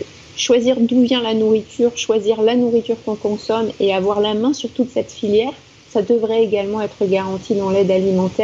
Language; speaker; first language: French; native; French